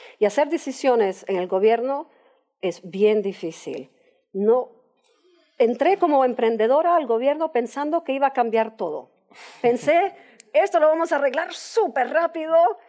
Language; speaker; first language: Spanish; non-native, fluent; English